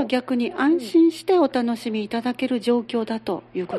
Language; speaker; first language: Japanese; native; Japanese